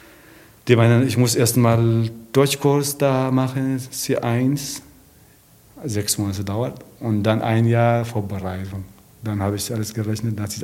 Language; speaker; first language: German; non-native, learner; Tigrinya